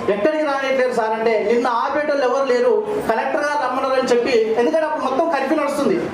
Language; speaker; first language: Telugu; native; Telugu